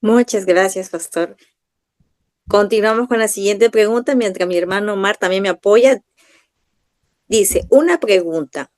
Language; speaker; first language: Spanish; native; Spanish